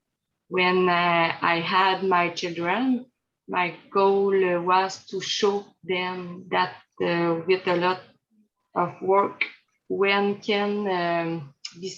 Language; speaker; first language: English; non-native, learner; French